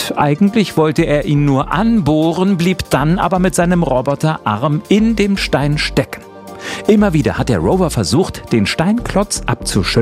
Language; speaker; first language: German; native; German